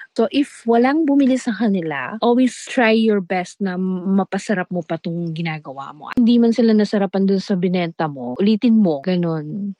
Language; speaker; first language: Filipino; non-native, local second language; Pampanga